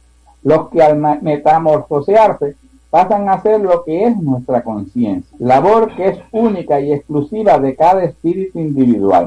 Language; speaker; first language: Spanish; native; Spanish